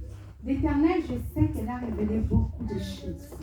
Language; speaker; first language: French; non-native, local second language; Lingala